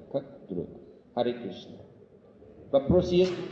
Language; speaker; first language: Russian; non-native, fluent; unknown